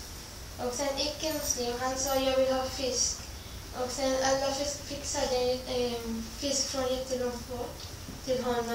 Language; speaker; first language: Swedish; early bilingual, other home language; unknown